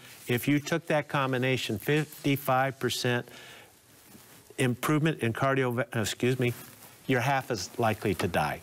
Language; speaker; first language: English; native; English